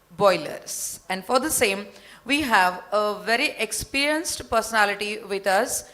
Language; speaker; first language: English; non-native, local second language; Marathi